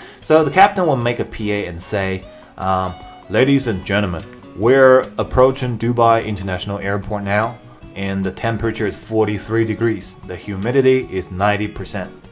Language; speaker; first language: English; non-native, fluent; Chinese